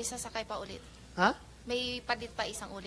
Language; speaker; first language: Filipino; non-native, learner; Chinese